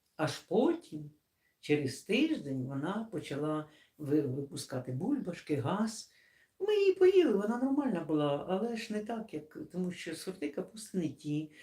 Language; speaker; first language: Ukrainian; non-native, local second language; Russian